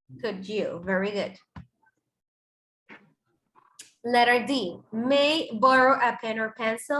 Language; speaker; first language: English; non-native, fluent; Spanish